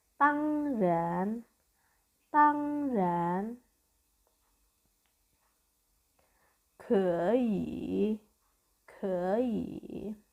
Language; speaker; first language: Chinese; non-native, fluent; Indonesian